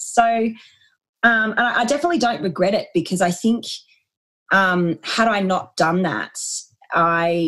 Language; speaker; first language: English; native; English